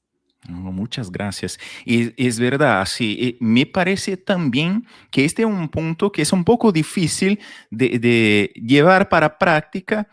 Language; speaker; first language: Spanish; non-native, fluent; Portuguese